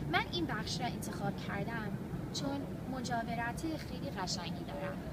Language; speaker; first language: Persian; early bilingual, other home language; English